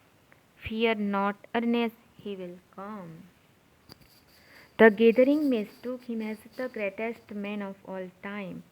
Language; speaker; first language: English; non-native, local second language; Gujarati